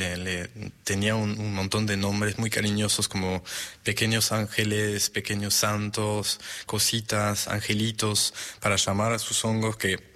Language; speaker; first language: Spanish; non-native, fluent; French